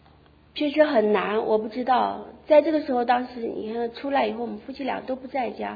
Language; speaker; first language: Chinese; native; Chinese